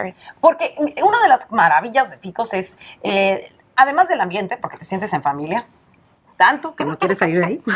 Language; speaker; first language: Spanish; native; Spanish